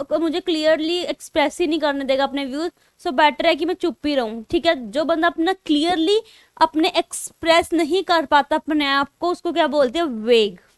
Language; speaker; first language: Hindi; non-native, local second language; Punjabi